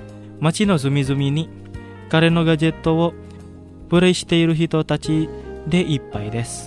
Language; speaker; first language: Japanese; non-native, fluent; Indonesian